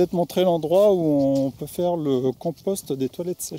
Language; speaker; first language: French; native; French